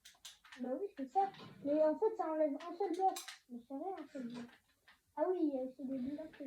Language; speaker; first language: French; native; French